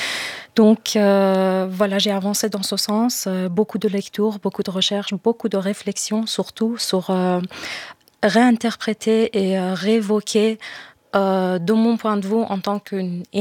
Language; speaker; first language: French; non-native, fluent; Persian